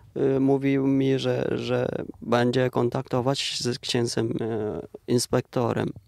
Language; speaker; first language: Polish; non-native, learner; Vietnamese